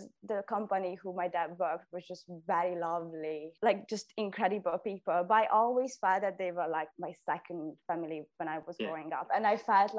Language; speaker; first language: English; non-native, fluent; Hungarian